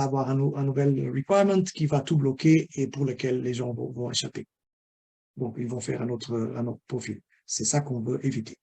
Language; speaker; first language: French; non-native, fluent; Portuguese